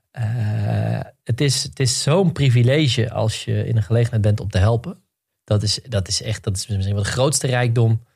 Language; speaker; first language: Dutch; native; Dutch